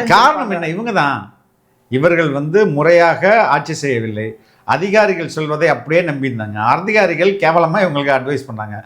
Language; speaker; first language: Tamil; native; Tamil